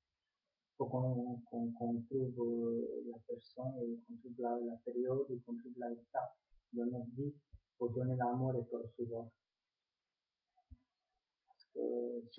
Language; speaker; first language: French; non-native, fluent; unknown